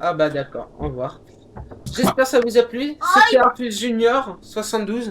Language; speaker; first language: French; native; French